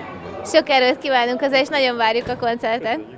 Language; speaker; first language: Hungarian; native; Hungarian